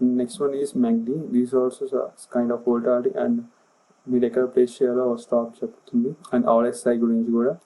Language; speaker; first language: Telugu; non-native, local second language; Urdu